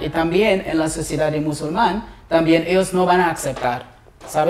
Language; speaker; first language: Spanish; non-native, learner; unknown